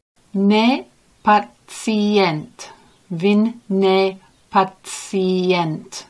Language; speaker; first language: Ukrainian; non-native, learner; English